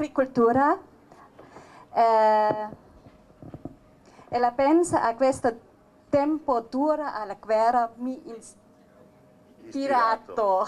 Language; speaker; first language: Italian; non-native, learner; German